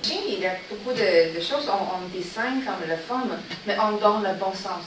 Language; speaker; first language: French; non-native, learner; Chinese